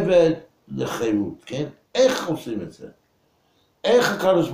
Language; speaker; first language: Hebrew; non-native, fluent; English